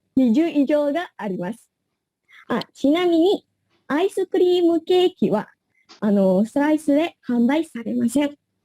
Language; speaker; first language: Japanese; non-native, learner; Indonesian